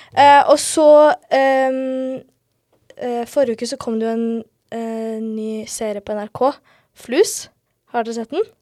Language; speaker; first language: Norwegian; early bilingual, other home language; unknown